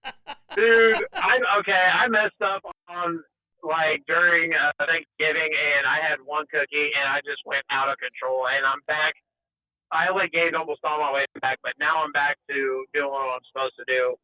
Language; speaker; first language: English; native; English